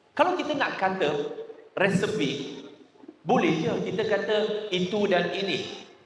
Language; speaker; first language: Malay; non-native, local second language; Chinese